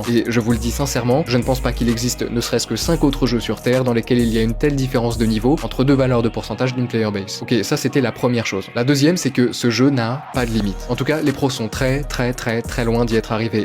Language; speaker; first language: French; native; French